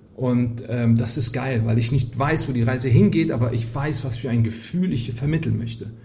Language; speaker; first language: German; early bilingual, heritage; Polish